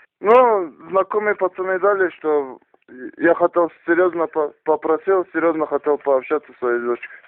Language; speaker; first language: Russian; non-native, local second language; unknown